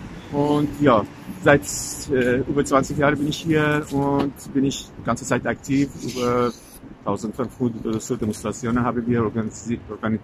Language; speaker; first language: German; non-native, fluent; Persian